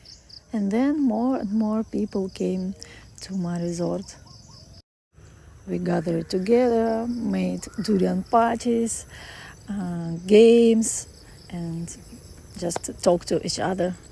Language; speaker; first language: English; non-native, fluent; Russian